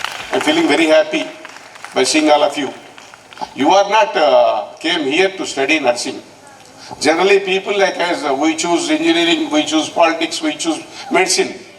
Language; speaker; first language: English; non-native, local second language; Telugu